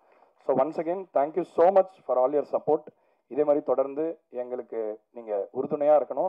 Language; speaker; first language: Tamil; native; Tamil